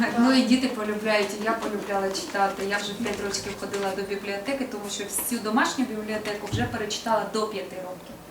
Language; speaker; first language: Ukrainian; non-native, local second language; Russian